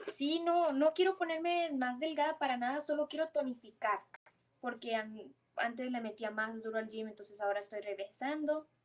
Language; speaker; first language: Spanish; early bilingual, heritage; Spanish